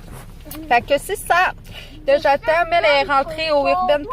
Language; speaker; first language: French; native; French